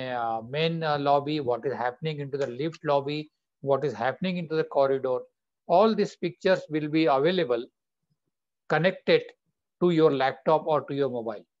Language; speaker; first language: English; non-native, local second language; Bangla